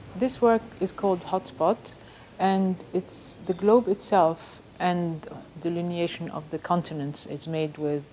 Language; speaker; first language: English; non-native, fluent; Arabic